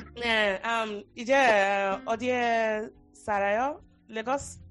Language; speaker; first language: Korean; non-native, learner; Yoruba